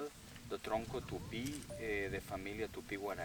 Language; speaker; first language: Portuguese; non-native, learner; Spanish